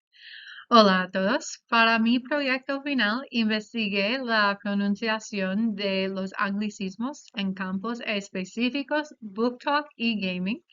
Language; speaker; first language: Spanish; non-native, fluent; English